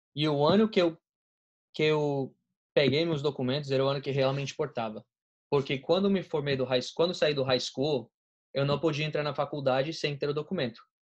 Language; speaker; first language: Portuguese; non-native, fluent; Spanish